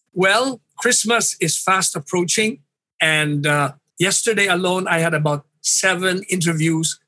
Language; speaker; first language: English; non-native, local second language; Hiligaynon